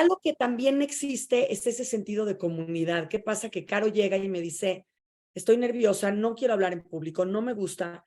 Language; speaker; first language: Spanish; native; Spanish